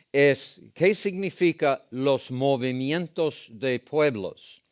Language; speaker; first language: Spanish; non-native, fluent; English